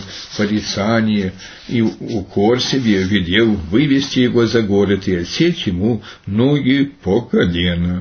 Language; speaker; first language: Russian; native; Russian